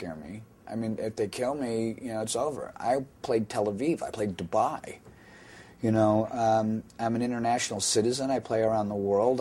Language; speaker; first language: English; native; English